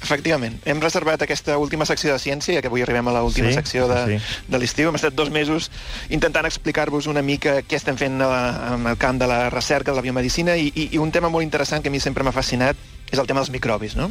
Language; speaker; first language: Catalan; native; Catalan